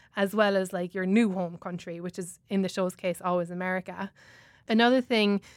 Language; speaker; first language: English; native; English